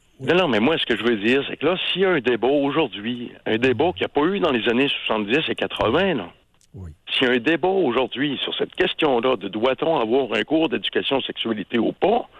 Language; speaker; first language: French; native; French